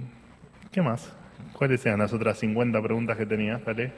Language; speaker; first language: Spanish; native; Spanish